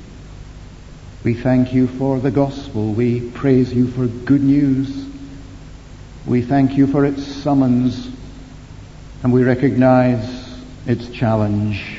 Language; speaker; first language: English; native; English